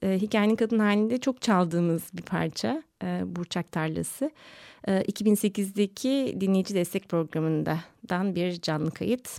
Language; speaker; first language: Turkish; native; Turkish